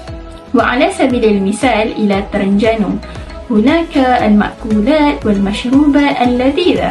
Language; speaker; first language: Arabic; non-native, learner; Malay